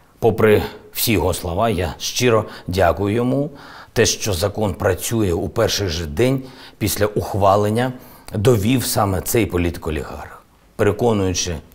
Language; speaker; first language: Ukrainian; non-native, local second language; Russian